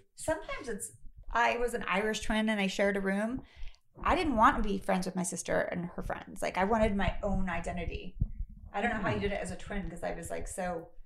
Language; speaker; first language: English; native; English